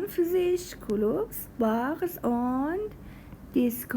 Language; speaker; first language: German; non-native, fluent; Persian